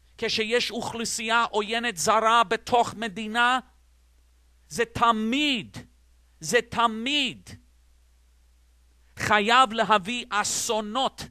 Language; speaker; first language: Hebrew; non-native, fluent; English